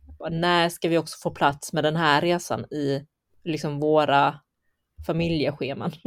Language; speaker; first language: Swedish; early bilingual, other home language; Chinese